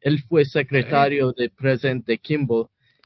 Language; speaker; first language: Spanish; non-native, fluent; English